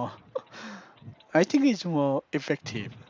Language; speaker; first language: English; non-native, learner; Korean